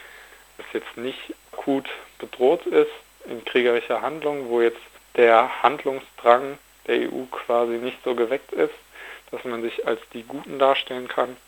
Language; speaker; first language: German; native; German